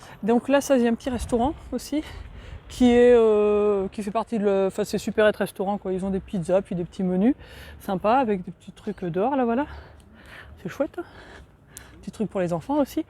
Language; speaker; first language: French; native; French